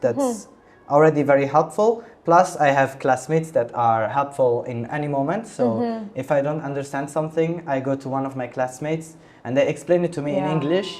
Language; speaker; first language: English; non-native, fluent; Italian